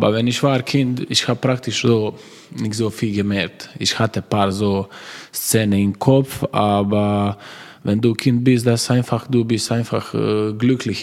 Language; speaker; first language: German; non-native, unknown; Croatian